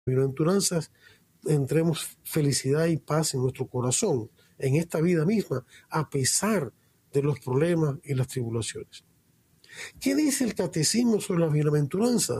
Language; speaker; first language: Spanish; native; Spanish